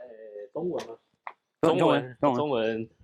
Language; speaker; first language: Chinese; non-native, local second language; Min Nan Chinese